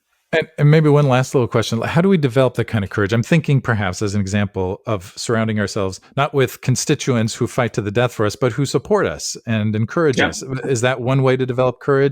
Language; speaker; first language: English; native; English